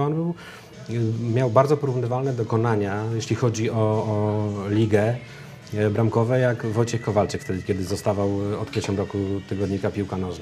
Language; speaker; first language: Polish; native; Polish